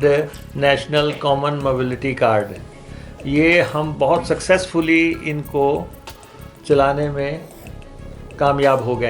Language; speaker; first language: Hindi; native; Hindi